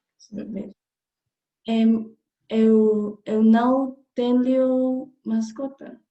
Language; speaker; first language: Portuguese; non-native, learner; Spanish